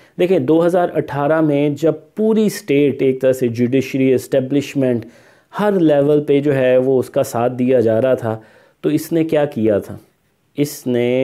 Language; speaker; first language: Urdu; non-native, local second language; Punjabi